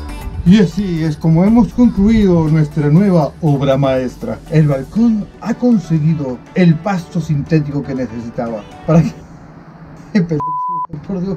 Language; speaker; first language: Spanish; native; Spanish